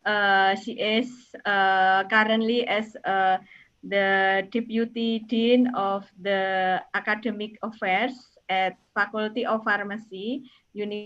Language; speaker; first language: English; non-native, learner; Indonesian